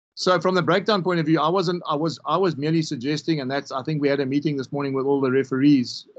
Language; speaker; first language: English; non-native, local second language; Afrikaans